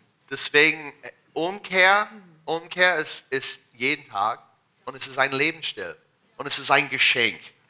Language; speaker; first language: German; non-native, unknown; English